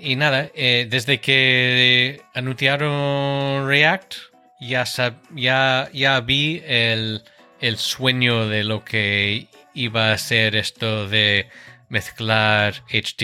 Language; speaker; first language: Spanish; non-native, fluent; English